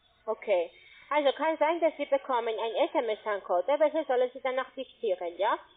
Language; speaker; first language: German; non-native, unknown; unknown